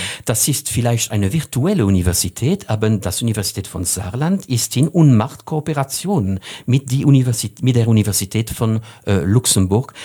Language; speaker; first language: German; non-native, fluent; French